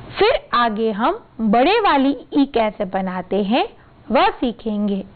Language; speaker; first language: Hindi; non-native, local second language; Gujarati